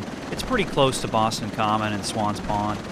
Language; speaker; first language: English; native; English